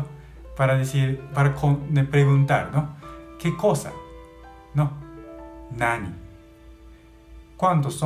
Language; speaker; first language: Spanish; non-native, learner; Japanese